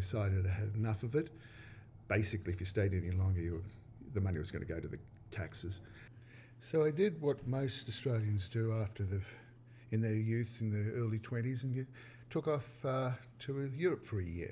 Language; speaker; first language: English; native; English